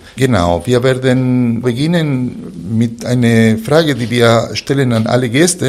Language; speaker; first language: German; non-native, fluent; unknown